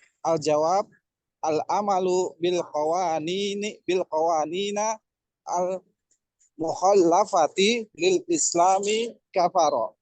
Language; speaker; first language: Arabic; non-native, learner; Indonesian